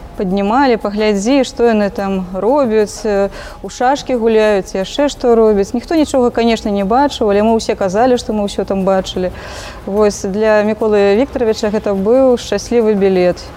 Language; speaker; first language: Belarusian; native; Belarusian